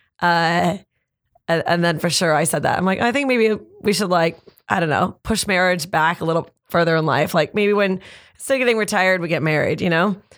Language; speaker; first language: English; native; English